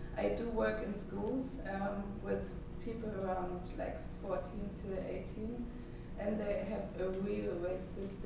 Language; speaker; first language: English; non-native, fluent; German